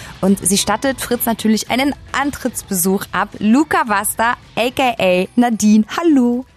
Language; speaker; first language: German; native; German